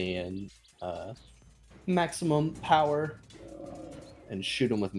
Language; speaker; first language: English; native; English